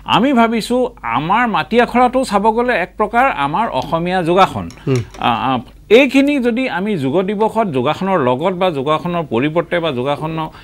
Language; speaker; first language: Assamese; native; Assamese